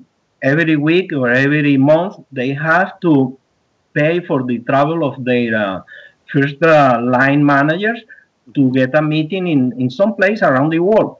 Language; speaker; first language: English; early bilingual, other home language; Spanish